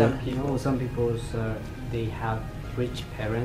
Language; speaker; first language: English; non-native, learner; Lao